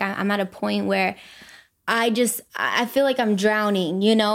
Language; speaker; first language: English; early bilingual, other home language; Spanish